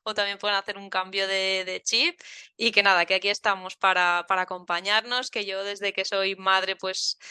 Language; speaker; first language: Spanish; native; Spanish